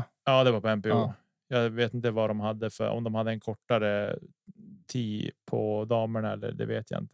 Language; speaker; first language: Swedish; native; Swedish